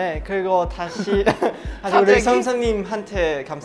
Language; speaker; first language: Korean; non-native, fluent; Chinese